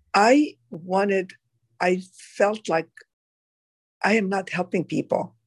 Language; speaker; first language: English; non-native, fluent; Arabic